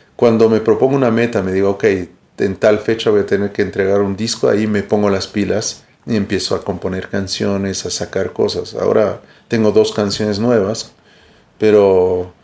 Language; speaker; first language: Spanish; early bilingual, heritage; Spanish